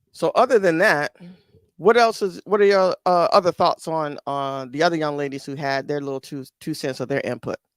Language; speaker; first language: English; native; English